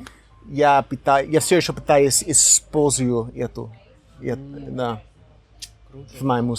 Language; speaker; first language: Russian; non-native, learner; English